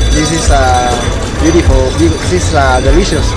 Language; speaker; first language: English; non-native, learner; Spanish